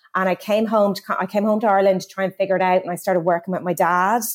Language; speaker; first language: English; native; English